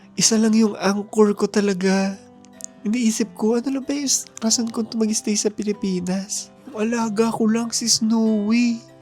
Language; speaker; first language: Filipino; native; Filipino